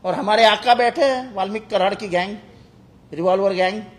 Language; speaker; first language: Hindi; non-native, local second language; Marathi